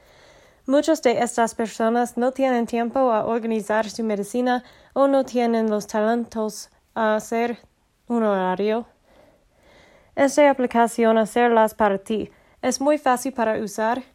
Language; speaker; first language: Spanish; non-native, learner; English